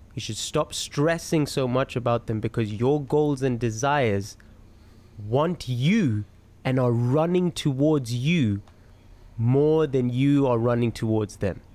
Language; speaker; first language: English; native; English